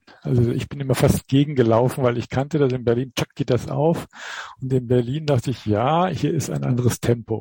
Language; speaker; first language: German; native; German